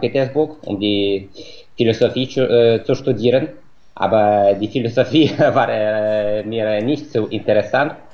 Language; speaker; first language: German; non-native, fluent; Russian